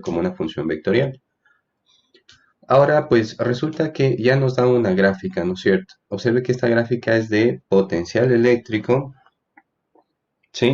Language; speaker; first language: Spanish; native; Spanish